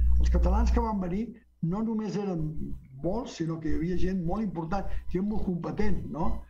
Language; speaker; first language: Catalan; early bilingual, heritage; Catalan